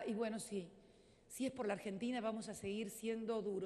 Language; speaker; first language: Spanish; native; Spanish